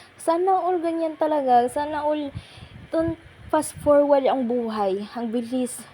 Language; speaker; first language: Filipino; non-native, local second language; Waray